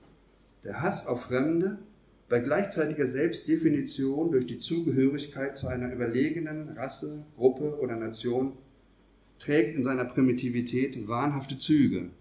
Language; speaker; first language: German; native; German